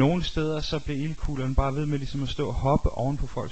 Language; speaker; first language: Danish; native; Danish